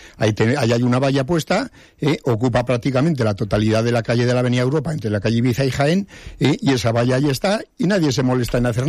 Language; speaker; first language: Spanish; native; Spanish